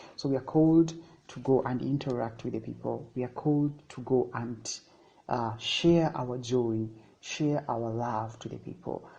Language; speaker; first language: English; non-native, local second language; Swahili